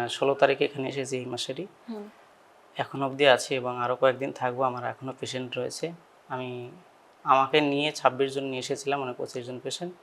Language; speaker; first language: Bangla; native; Bangla